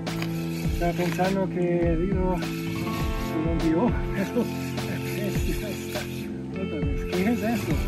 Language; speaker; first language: Spanish; non-native, learner; German